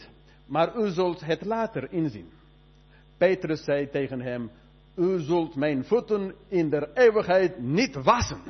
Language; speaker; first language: Dutch; non-native, fluent; English